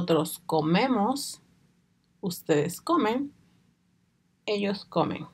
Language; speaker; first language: Spanish; non-native, learner; English